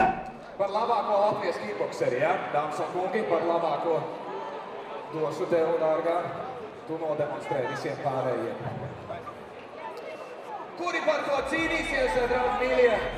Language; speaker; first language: Latvian; native; Latvian